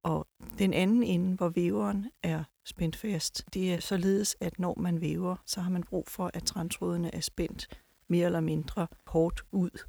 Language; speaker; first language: Danish; native; Danish